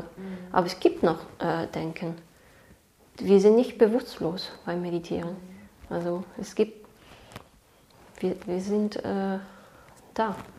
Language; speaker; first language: German; non-native, fluent; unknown